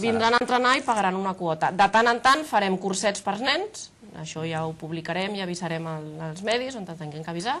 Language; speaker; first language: Catalan; native; Catalan